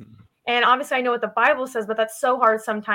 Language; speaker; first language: English; native; English